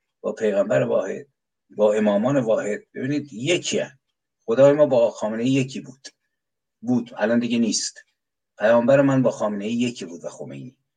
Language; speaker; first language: Persian; native; Persian